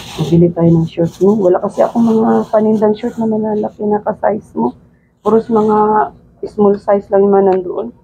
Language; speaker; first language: Filipino; non-native, local second language; Cebuano